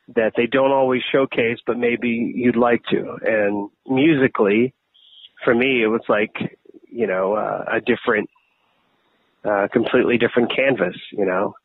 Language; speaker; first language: English; native; English